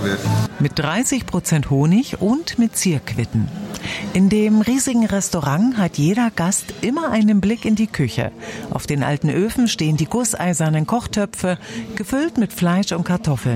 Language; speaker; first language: German; native; German